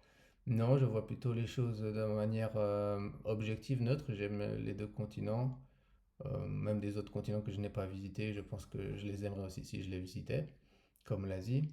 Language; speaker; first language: French; native; French